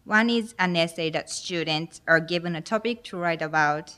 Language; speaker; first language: English; non-native, fluent; Japanese